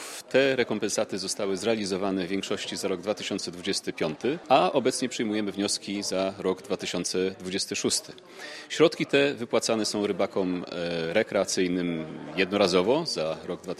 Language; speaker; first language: Polish; native; Polish